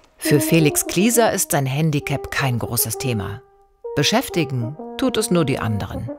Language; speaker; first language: German; native; German